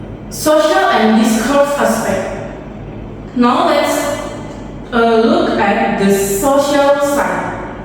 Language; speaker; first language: English; non-native, learner; Indonesian